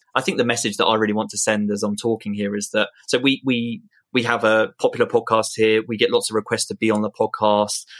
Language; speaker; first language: English; native; English